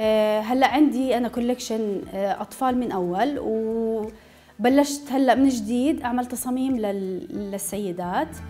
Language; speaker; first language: Arabic; native; Arabic